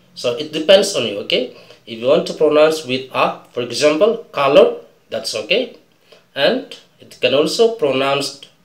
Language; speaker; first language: English; non-native, fluent; Indonesian